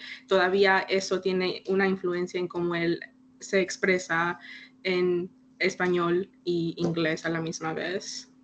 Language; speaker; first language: Spanish; early bilingual, heritage; Spanish